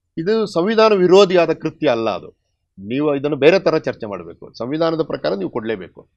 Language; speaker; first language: Kannada; non-native, local second language; Tulu